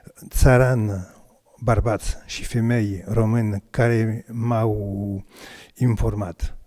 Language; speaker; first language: Romanian; non-native, learner; French